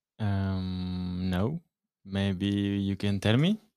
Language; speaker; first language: English; non-native, learner; French